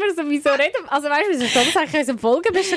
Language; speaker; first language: German; native; German